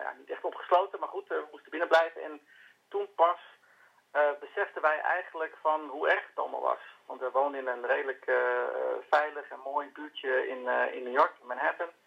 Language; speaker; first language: Dutch; native; Dutch